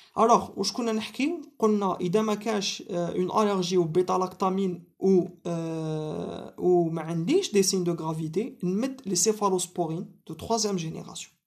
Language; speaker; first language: French; non-native, local second language; Arabic